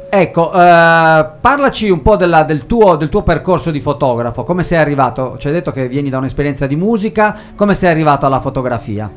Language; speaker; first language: Italian; native; Italian